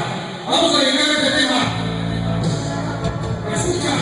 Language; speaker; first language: Spanish; native; Spanish